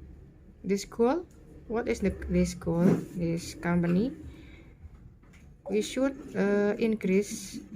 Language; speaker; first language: English; non-native, learner; Indonesian